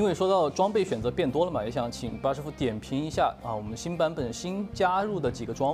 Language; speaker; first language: Chinese; native; Chinese